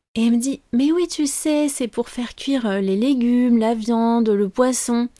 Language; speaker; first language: French; native; French